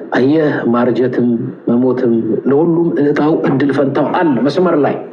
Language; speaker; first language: Amharic; native; Amharic